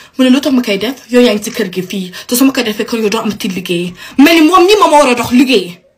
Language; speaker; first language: Wolof; early bilingual, heritage; Wolof